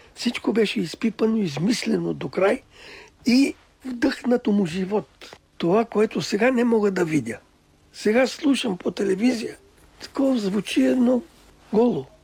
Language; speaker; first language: Bulgarian; early bilingual, other home language; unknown